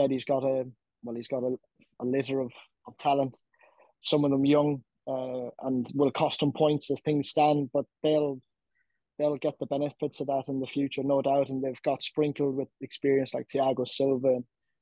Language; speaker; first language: English; native; English